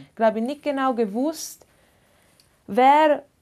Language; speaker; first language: German; non-native, fluent; Ladin